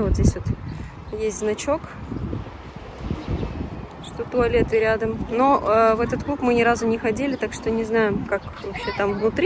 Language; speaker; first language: Russian; native; Russian